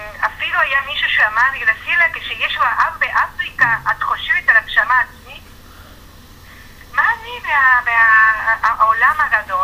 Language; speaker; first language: Hebrew; non-native, fluent; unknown